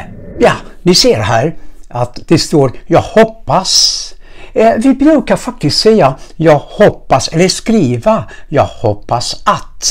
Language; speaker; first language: Swedish; non-native, fluent; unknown